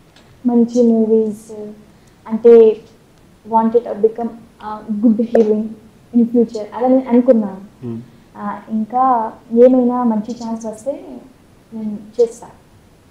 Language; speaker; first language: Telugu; non-native, local second language; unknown